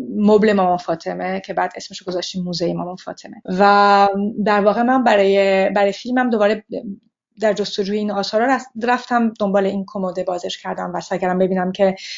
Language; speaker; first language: Persian; early bilingual, heritage; Persian